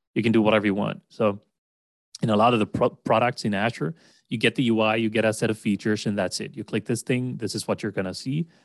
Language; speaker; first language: English; non-native, fluent; Swedish